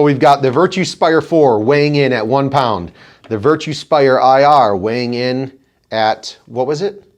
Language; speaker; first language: English; native; English